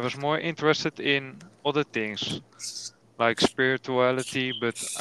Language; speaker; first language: English; non-native, learner; Dutch